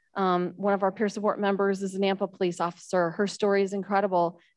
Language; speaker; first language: English; native; English